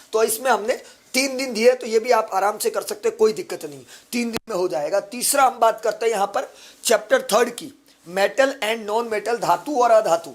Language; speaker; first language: Hindi; native; Hindi